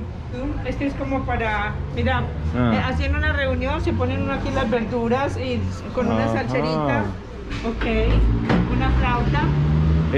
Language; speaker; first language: Spanish; native; Spanish